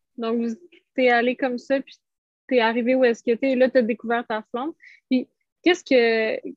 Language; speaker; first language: French; native; French